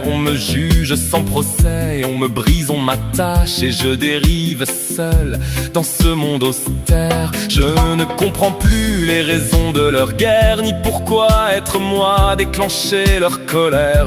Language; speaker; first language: French; native; French